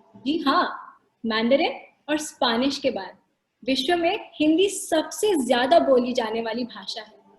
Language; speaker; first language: Hindi; non-native, local second language; Marathi